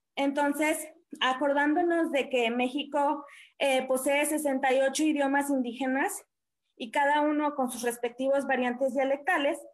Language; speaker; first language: Spanish; non-native, local second language; Nahuatl languages